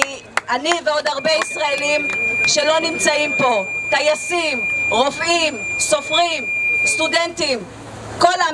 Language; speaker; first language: Hebrew; early bilingual, other home language; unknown